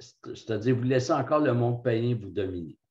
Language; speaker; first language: French; native; French